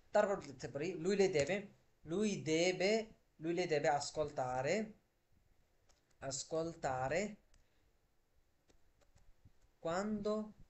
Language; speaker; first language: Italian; non-native, fluent; Bangla